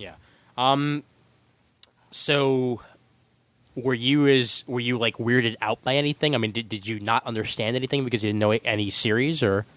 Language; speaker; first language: English; native; English